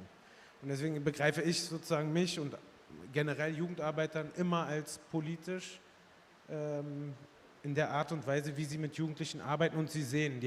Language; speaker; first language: German; early bilingual, other home language; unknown